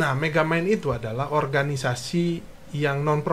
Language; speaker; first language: Indonesian; native; Indonesian